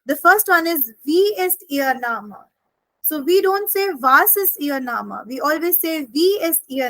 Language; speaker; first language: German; non-native, fluent; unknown